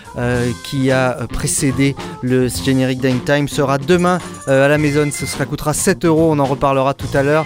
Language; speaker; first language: French; native; French